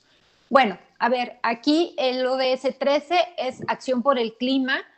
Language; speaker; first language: Spanish; native; Spanish